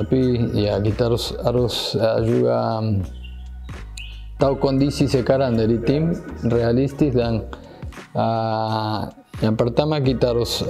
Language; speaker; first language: Indonesian; non-native, fluent; Spanish